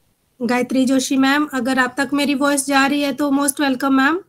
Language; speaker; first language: Hindi; native; Hindi